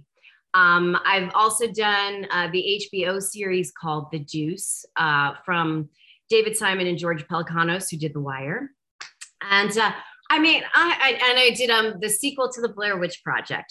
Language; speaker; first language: English; native; English